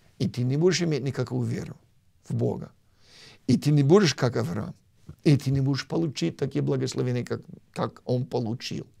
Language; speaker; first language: Russian; non-native, fluent; English